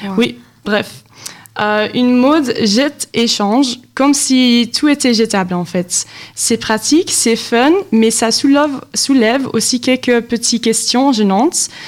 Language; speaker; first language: French; non-native, local second language; Dutch